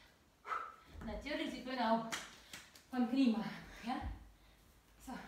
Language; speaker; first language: German; non-native, learner; Russian